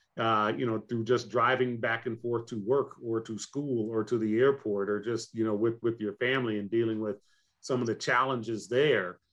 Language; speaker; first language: English; native; English